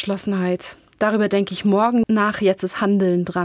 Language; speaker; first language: German; native; German